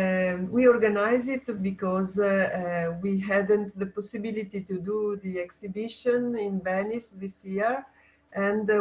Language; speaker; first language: English; non-native, learner; Italian